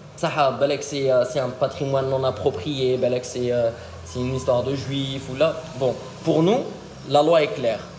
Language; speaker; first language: French; non-native, local second language; Arabic